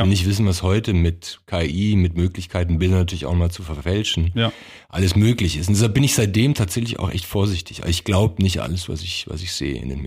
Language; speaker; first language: German; early bilingual, other home language; Croatian